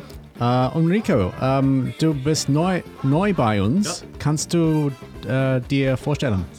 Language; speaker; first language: German; non-native, learner; English